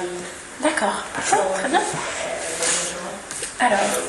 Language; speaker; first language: French; non-native, fluent; English